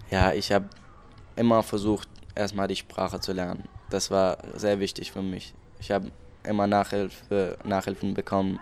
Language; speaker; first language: German; non-native, learner; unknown